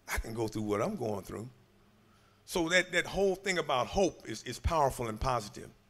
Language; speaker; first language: English; native; English